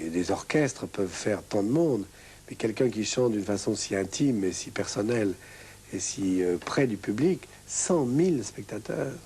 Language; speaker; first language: French; native; French